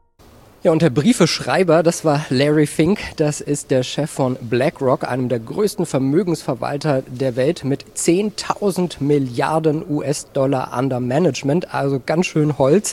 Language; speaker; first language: German; native; German